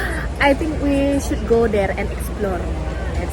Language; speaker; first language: English; non-native, fluent; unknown